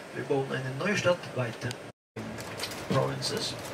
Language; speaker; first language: German; non-native, fluent; Norwegian